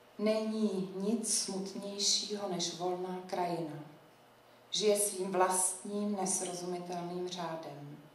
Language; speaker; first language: Czech; native; Czech